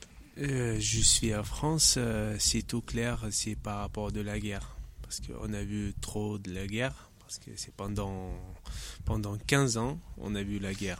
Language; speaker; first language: French; non-native, learner; Chechen